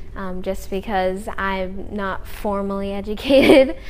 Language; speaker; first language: English; native; English